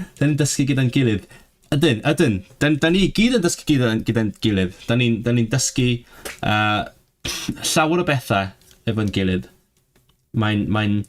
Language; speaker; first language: Welsh; non-native, learner; Cantonese